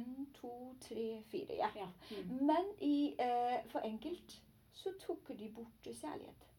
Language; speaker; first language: Norwegian; non-native, learner; Chinese